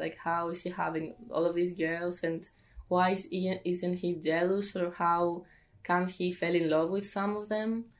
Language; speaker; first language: English; non-native, fluent; Greek